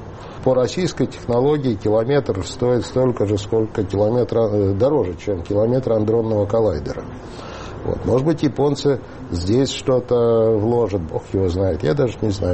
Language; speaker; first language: Russian; native; Russian